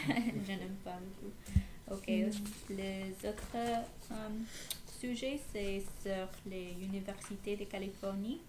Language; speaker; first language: French; non-native, learner; English